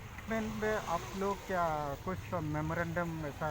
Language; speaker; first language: Hindi; non-native, local second language; Kok Borok